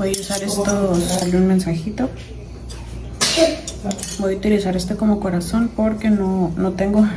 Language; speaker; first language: Spanish; native; Spanish